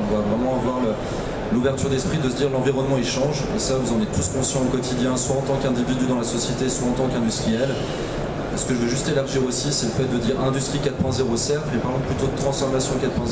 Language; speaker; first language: French; native; French